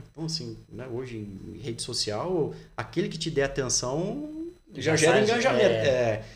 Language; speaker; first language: Portuguese; native; Portuguese